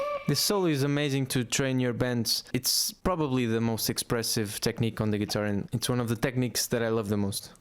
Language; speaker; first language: English; non-native, fluent; Portuguese